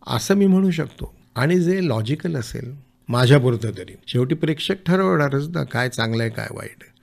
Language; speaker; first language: Marathi; native; Marathi